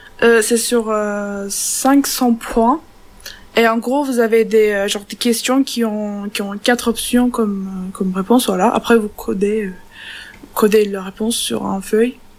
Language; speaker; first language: French; non-native, learner; Turkish